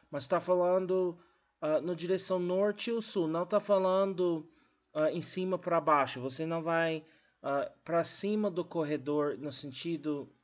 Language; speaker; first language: Portuguese; non-native, learner; English